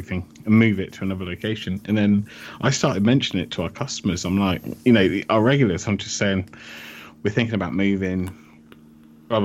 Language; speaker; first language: English; native; English